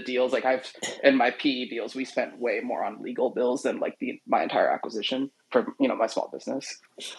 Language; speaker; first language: English; native; English